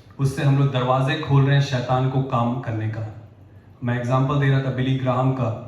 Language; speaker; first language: Hindi; native; Hindi